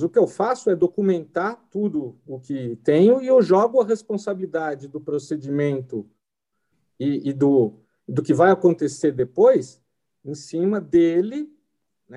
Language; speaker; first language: Portuguese; native; Portuguese